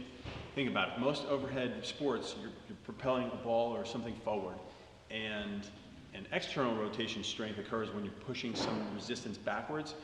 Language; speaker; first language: English; native; English